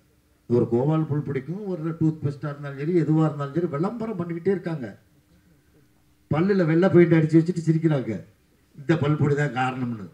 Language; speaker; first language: Tamil; native; Tamil